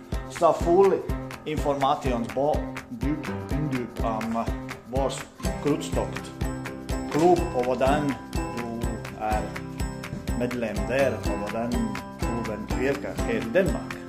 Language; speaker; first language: Danish; non-native, learner; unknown